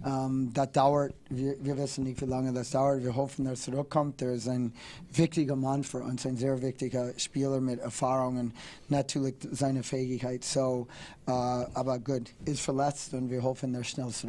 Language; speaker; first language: German; non-native, fluent; English